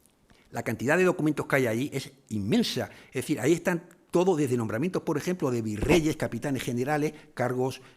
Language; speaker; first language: Spanish; native; Spanish